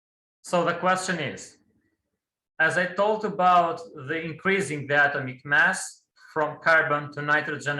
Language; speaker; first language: English; non-native, fluent; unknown